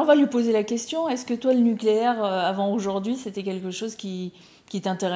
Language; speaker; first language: French; native; French